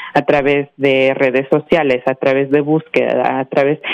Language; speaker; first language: Spanish; early bilingual, heritage; Spanish